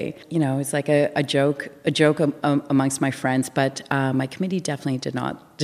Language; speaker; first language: English; native; English